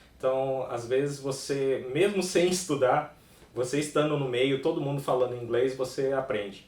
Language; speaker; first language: Portuguese; native; Portuguese